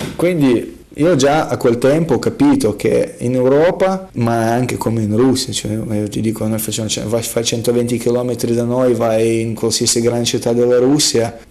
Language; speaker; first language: Italian; non-native, fluent; Russian